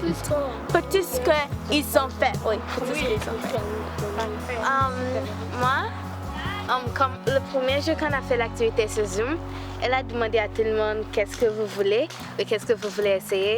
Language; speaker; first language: French; non-native, learner; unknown